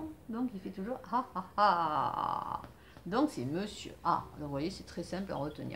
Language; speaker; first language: French; native; French